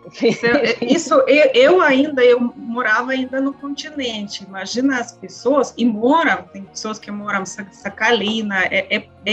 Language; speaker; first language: Portuguese; non-native, learner; Russian